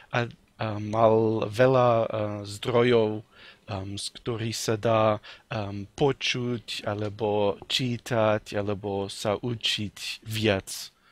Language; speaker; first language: Slovak; non-native, learner; German